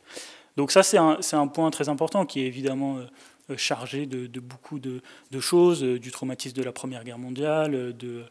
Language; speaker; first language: French; native; French